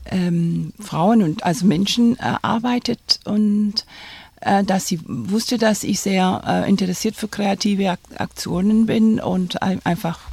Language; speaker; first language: German; non-native, fluent; Spanish